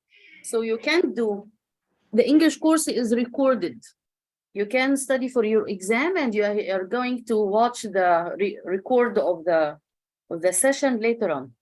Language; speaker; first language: English; non-native, fluent; Arabic